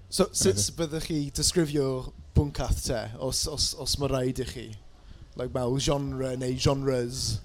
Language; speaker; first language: Welsh; non-native, local second language; English